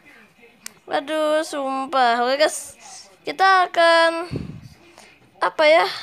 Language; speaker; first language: Indonesian; native; Indonesian